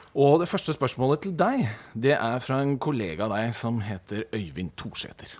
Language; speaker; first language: Norwegian; native; Norwegian